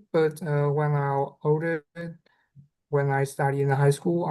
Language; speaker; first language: English; non-native, learner; Vietnamese